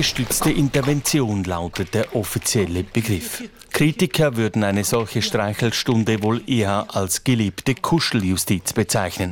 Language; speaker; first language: German; native; German